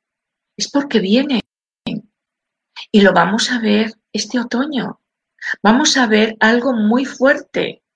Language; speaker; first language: Spanish; native; Spanish